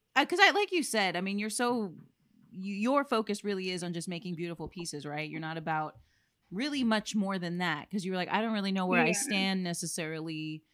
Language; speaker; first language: English; native; English